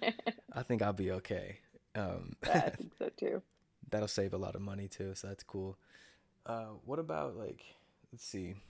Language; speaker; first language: English; native; English